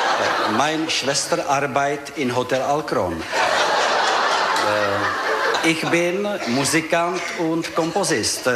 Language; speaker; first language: German; non-native, learner; Czech